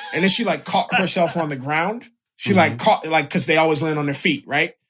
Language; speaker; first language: English; native; English